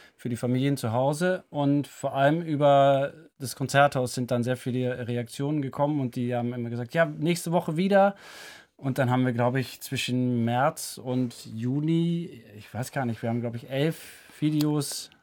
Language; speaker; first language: German; non-native, fluent; Dutch